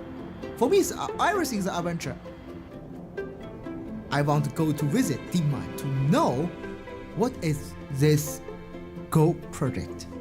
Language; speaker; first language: English; non-native, learner; Chinese